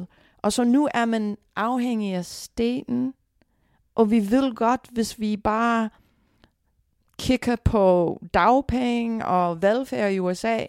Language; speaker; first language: Danish; non-native, fluent; English